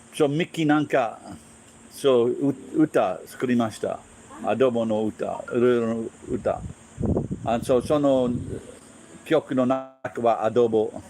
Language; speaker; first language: Japanese; non-native, learner; English